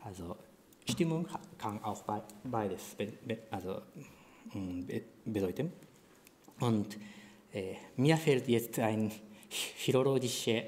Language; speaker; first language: German; non-native, fluent; Japanese